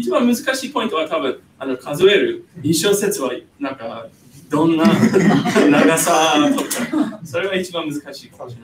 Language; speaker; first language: Japanese; non-native, fluent; English